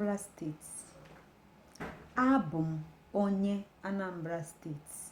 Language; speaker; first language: Igbo; native; Igbo